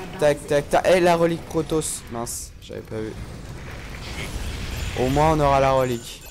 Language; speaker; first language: French; native; French